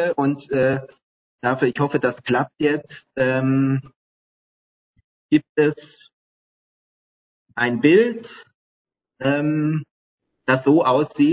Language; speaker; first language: German; native; German